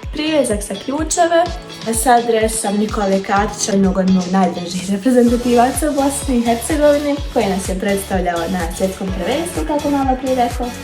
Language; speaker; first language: Bosnian; early bilingual, heritage; Bosnian